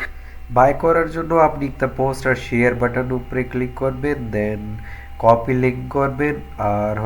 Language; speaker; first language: Bangla; non-native, fluent; Urdu